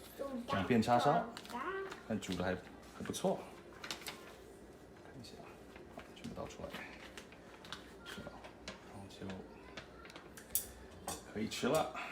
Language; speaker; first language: Chinese; early bilingual, heritage; Chinese